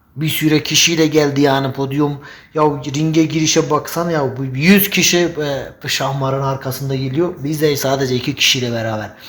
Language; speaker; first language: Turkish; non-native, fluent; Persian